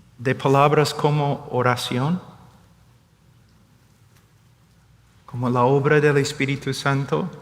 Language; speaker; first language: Spanish; non-native, fluent; English